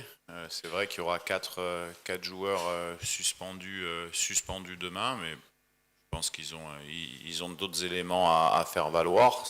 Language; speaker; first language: French; native; French